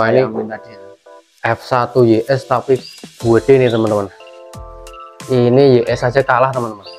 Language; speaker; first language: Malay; non-native, local second language; Javanese